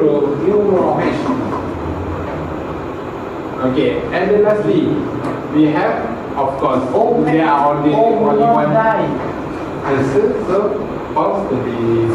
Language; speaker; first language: English; non-native, fluent; Malay